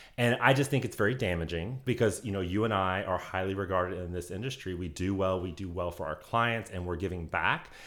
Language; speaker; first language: English; native; English